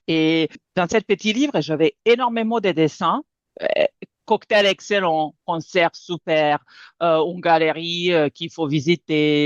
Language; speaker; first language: French; non-native, fluent; Serbian